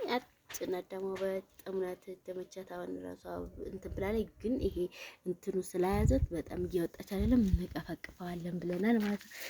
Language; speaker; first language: Amharic; native; Amharic